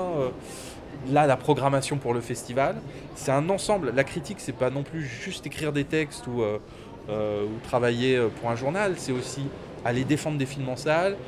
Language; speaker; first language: French; native; French